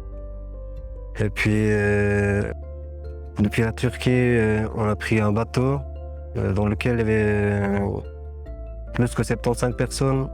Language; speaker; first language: French; non-native, fluent; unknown